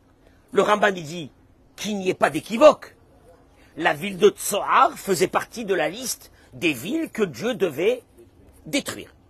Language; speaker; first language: French; native; French